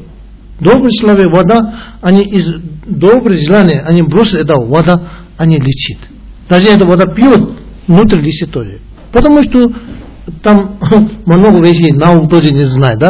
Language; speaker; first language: Russian; non-native, learner; Tibetan